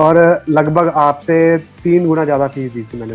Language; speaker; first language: Hindi; native; Hindi